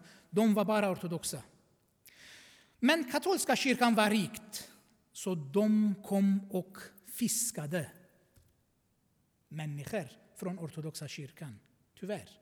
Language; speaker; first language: Swedish; non-native, fluent; Armenian